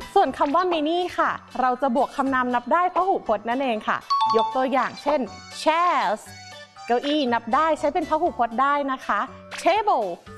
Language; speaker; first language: Thai; native; Thai